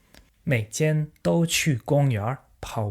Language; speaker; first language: Chinese; non-native, fluent; French